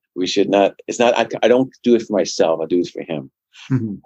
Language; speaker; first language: English; non-native, fluent; Dutch